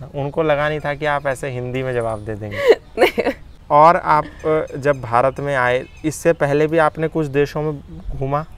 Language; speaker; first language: Hindi; native; Hindi